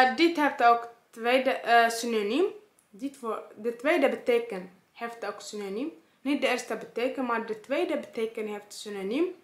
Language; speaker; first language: Dutch; non-native, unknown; Tigrinya